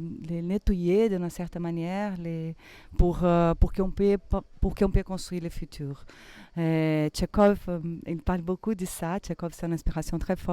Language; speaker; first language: French; non-native, fluent; Portuguese